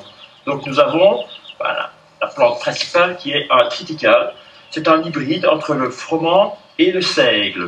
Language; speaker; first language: French; native; French